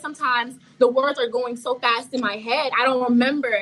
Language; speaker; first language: English; early bilingual, other home language; Haitian Creole